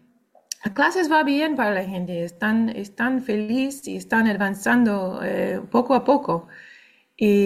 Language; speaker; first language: Spanish; non-native, fluent; English